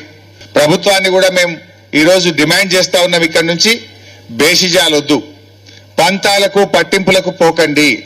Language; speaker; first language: Telugu; native; Telugu